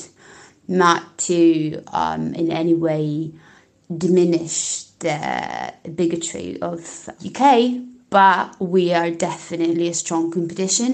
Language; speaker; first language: English; non-native, fluent; Polish